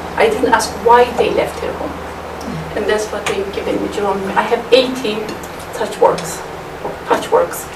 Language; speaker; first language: English; non-native, fluent; Turkish